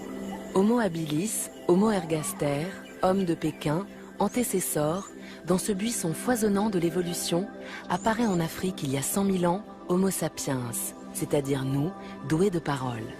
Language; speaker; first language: French; native; French